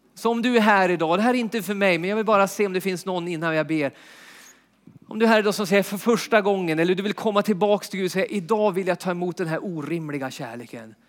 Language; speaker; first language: Swedish; native; Swedish